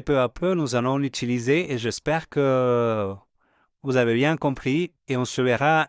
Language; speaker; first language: French; non-native, fluent; Spanish